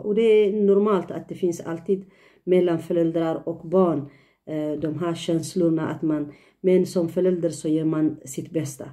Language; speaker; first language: Swedish; non-native, fluent; Tigrinya